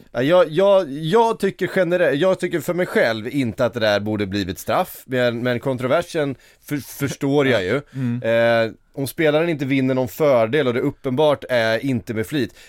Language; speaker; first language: Swedish; native; Swedish